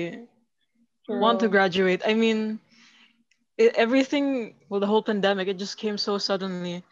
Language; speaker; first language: English; non-native, local second language; Filipino